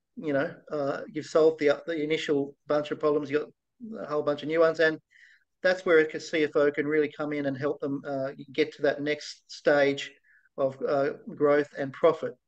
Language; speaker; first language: English; native; English